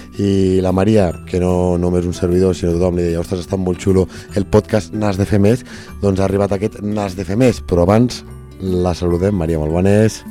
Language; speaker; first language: Catalan; native; Catalan